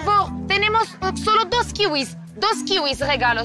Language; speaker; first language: Spanish; non-native, learner; Romanian